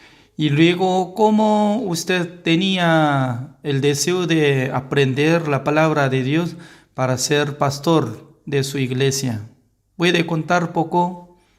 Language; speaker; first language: Spanish; non-native, learner; Korean